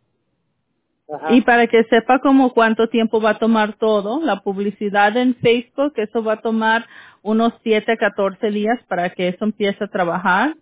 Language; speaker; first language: Spanish; early bilingual, heritage; Spanish